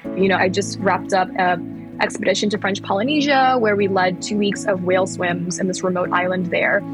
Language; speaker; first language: English; early bilingual, other home language; Thai